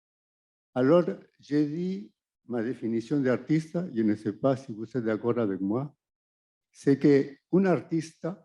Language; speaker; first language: French; non-native, fluent; Spanish